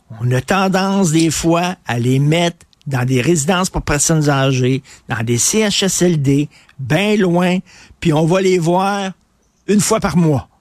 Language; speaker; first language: French; native; French